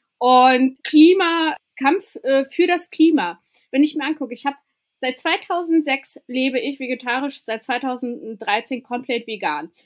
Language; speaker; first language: German; early bilingual, other home language; Albanian